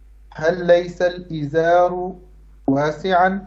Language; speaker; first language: Arabic; non-native, learner; Urdu